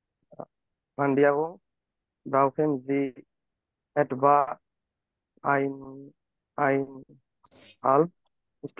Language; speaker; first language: German; non-native, learner; Bangla